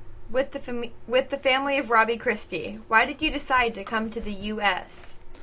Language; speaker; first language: English; native; English